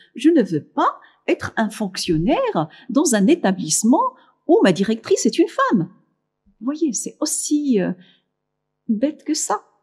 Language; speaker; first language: French; non-native, local second language; Arabic